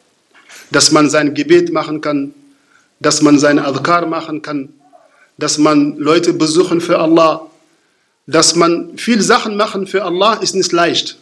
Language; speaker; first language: German; non-native, fluent; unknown